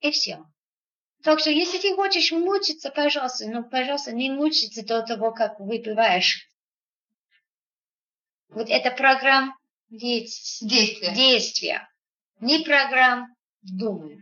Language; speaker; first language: Russian; non-native, fluent; English